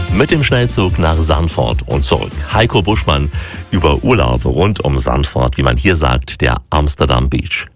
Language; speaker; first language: German; native; German